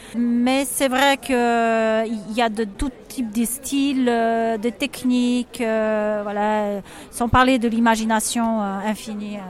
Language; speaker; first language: French; non-native, fluent; Polish